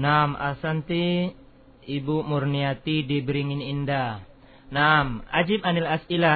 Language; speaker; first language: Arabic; non-native, fluent; Indonesian